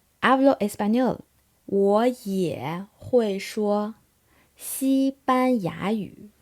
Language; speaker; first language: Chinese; native; Chinese